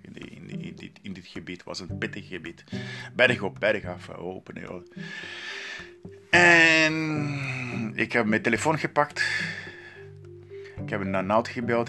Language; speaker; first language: Dutch; non-native, learner; Portuguese